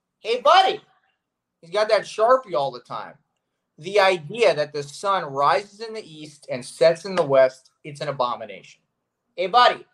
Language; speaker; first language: English; native; English